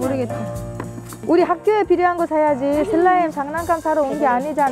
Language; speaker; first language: Korean; non-native, fluent; Uzbek